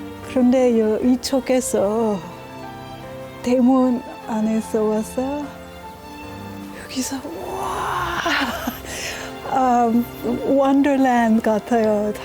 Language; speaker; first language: Korean; non-native, learner; English